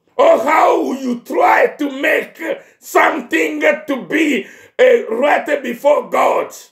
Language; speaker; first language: English; non-native, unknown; Ewe